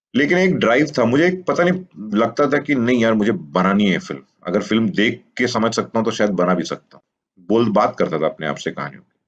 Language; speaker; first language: Hindi; native; Hindi